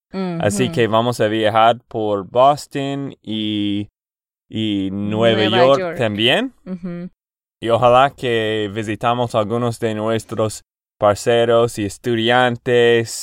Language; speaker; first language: Spanish; non-native, fluent; English